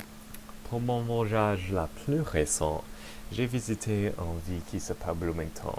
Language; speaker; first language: French; non-native, learner; English